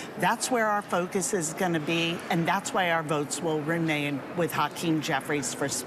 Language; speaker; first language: English; native; English